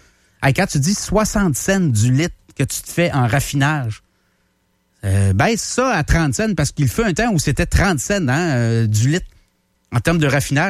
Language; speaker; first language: French; native; French